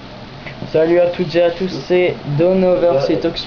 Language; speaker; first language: French; native; French